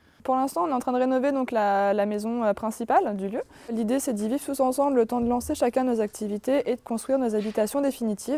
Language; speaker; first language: French; native; French